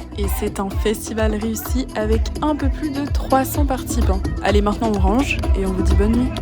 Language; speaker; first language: French; native; French